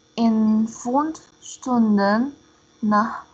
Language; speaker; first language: German; non-native, learner; Indonesian